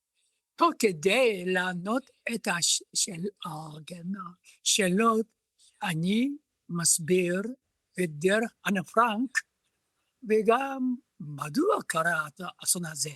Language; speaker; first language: Hebrew; non-native, learner; Japanese